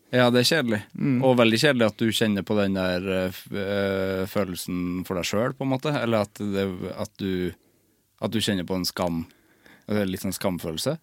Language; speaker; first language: Norwegian; native; Norwegian